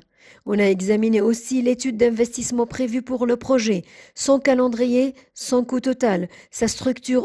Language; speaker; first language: French; non-native, fluent; Arabic